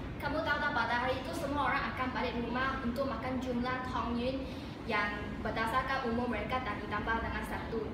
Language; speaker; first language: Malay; non-native, local second language; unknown